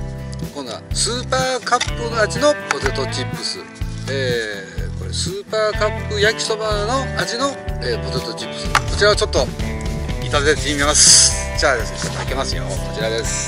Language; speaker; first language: Japanese; native; Japanese